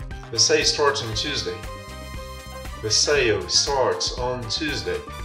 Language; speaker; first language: English; non-native, fluent; Portuguese